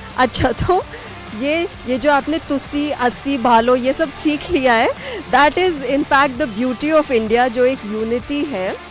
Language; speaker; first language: Hindi; native; Hindi